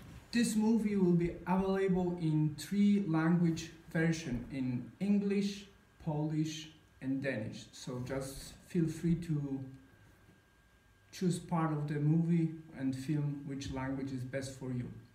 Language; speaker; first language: English; non-native, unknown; Polish